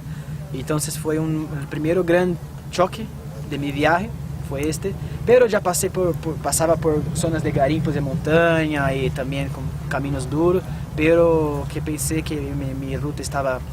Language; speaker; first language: Spanish; non-native, fluent; Portuguese